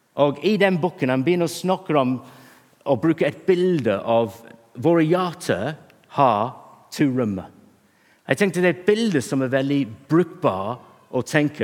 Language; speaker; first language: Norwegian; non-native, fluent; English